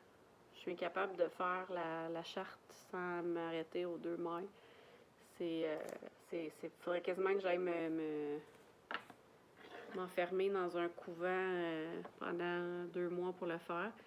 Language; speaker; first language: French; native; French